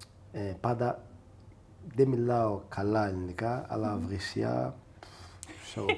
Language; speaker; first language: Greek; non-native, learner; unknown